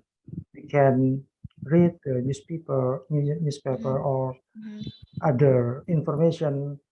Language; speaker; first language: English; non-native, learner; Indonesian